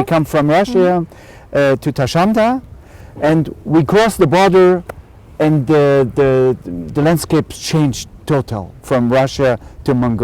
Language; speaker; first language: English; non-native, learner; German